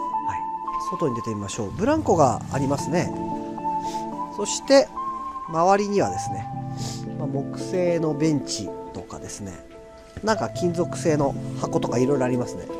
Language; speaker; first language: Japanese; native; Japanese